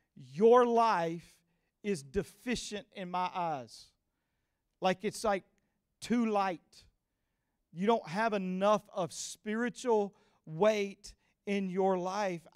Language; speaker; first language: English; native; English